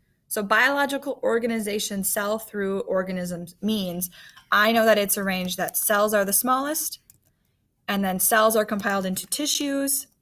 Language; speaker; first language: English; native; English